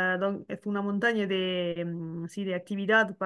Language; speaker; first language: Spanish; non-native, learner; French